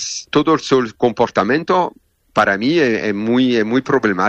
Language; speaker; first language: Spanish; non-native, learner; French